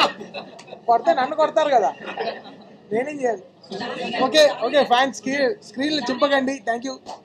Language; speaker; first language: Telugu; native; Telugu